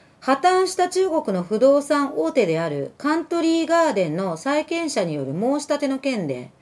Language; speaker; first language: Japanese; early bilingual, other home language; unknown